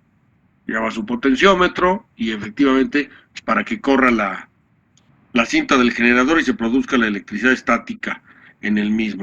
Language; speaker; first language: Spanish; native; Spanish